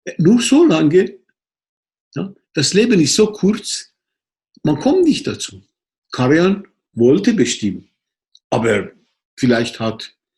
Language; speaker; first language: German; non-native, fluent; Persian